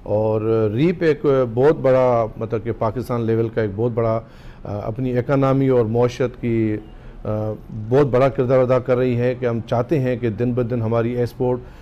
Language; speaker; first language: Urdu; native; Urdu